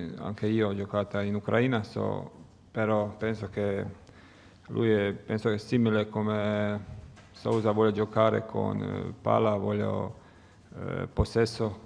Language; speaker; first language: Italian; non-native, learner; Croatian